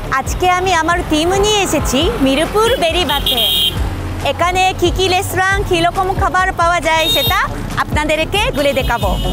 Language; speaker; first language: Bangla; non-native, fluent; Japanese